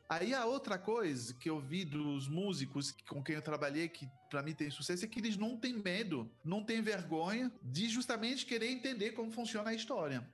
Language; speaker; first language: Portuguese; non-native, fluent; French